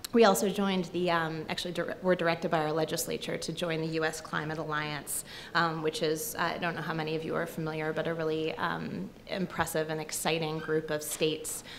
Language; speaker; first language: English; native; English